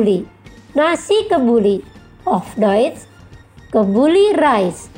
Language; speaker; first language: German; non-native, fluent; Indonesian